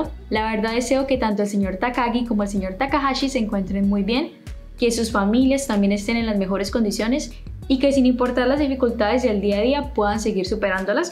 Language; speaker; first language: Spanish; native; Spanish